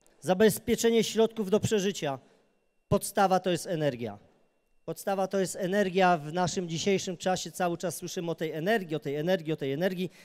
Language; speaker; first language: Polish; native; Polish